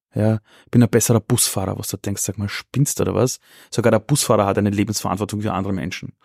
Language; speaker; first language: German; early bilingual, other home language; Persian